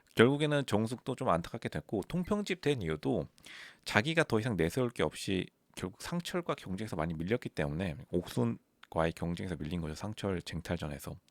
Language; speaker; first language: Korean; native; Korean